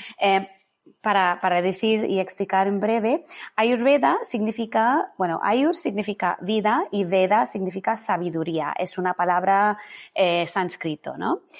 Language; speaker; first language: Spanish; non-native, fluent; English